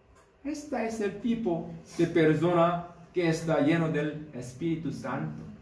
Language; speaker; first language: Spanish; non-native, fluent; Korean